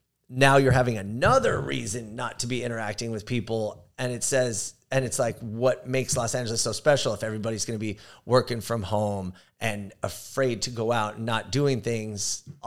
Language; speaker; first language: English; native; English